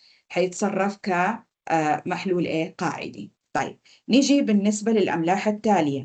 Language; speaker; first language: Arabic; native; Arabic